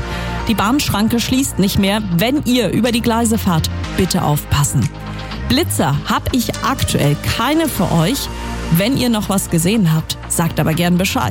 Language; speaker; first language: German; native; German